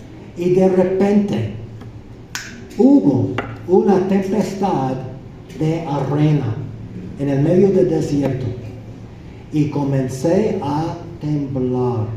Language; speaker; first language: Spanish; non-native, fluent; English